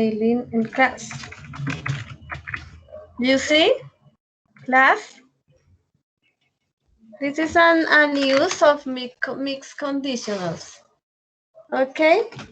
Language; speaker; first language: English; non-native, learner; Spanish